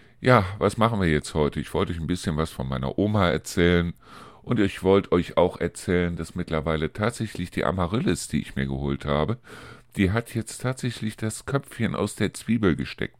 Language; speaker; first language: German; native; German